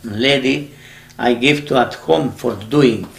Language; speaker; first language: English; non-native, learner; Macedonian